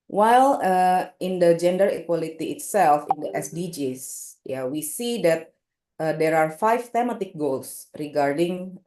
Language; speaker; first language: English; non-native, local second language; Indonesian